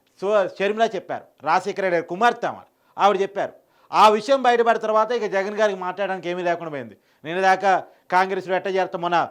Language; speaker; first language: Telugu; native; Telugu